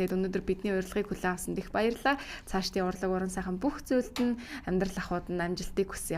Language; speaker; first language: Mongolian; native; Mongolian